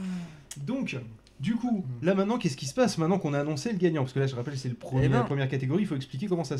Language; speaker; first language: French; native; French